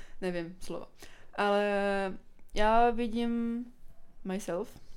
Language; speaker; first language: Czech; non-native, learner; Italian